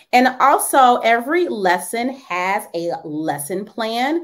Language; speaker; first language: English; native; English